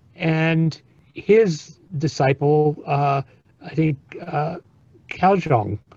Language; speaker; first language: English; native; English